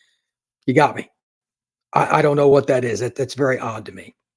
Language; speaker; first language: English; native; English